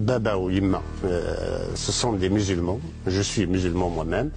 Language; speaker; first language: French; non-native, local second language; Kabyle